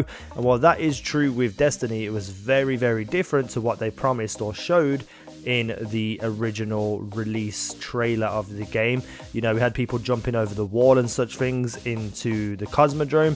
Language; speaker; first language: English; native; English